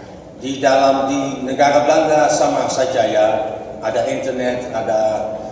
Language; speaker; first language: Indonesian; non-native, fluent; Dutch